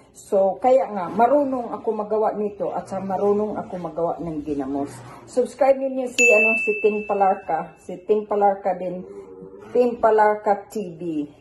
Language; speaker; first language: Filipino; non-native, local second language; Cebuano